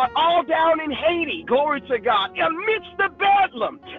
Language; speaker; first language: English; native; English